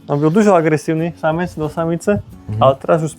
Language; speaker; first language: Polish; non-native, learner; Slovak